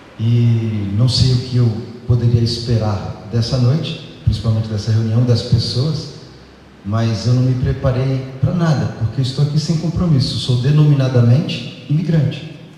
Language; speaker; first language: Portuguese; native; Portuguese